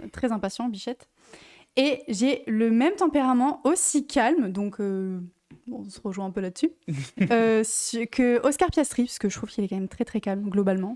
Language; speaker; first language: French; native; French